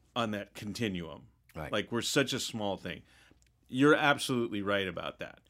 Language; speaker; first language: English; native; English